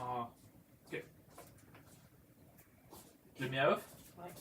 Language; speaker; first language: French; native; French